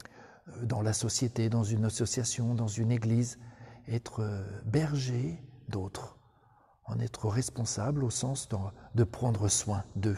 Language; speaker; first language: French; native; French